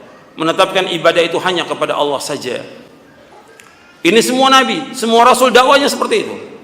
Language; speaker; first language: Indonesian; native; Indonesian